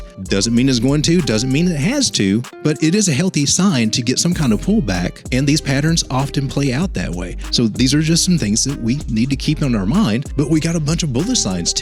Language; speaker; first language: English; native; English